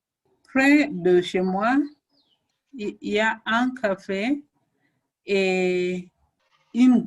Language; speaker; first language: French; non-native, learner; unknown